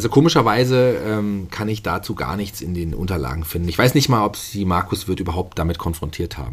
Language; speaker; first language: German; native; German